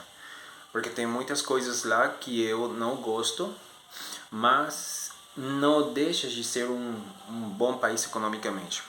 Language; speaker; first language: Portuguese; non-native, fluent; Spanish